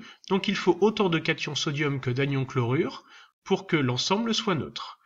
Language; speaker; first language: French; native; French